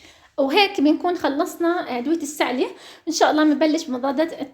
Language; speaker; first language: Arabic; native; Arabic